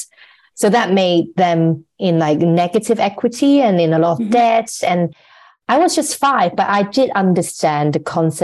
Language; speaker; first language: English; non-native, local second language; Cantonese